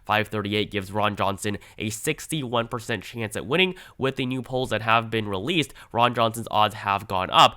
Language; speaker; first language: English; native; English